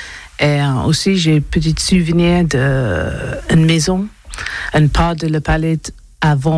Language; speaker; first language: French; non-native, learner; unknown